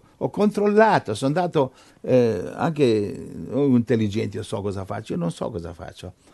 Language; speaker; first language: Italian; non-native, fluent; English